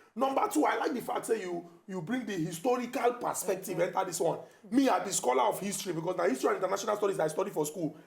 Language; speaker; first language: Nigerian Pidgin; non-native, local second language; Igbo